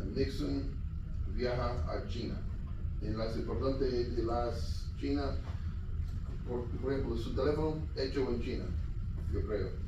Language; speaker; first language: Spanish; non-native, learner; English